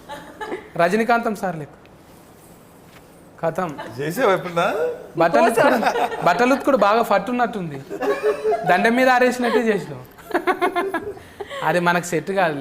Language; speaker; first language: Telugu; native; Telugu